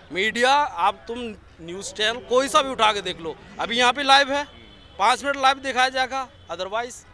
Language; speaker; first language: Hindi; native; Hindi